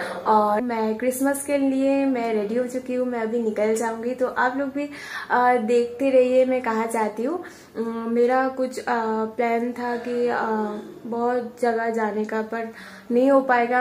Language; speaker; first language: Hindi; non-native, local second language; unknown